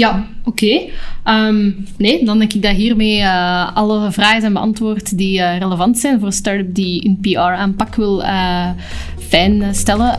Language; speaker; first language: Dutch; native; Dutch